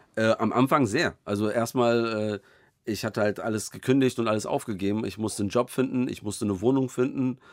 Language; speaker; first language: German; native; German